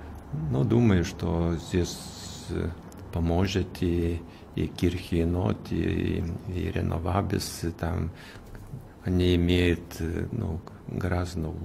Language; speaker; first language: Russian; non-native, fluent; Lithuanian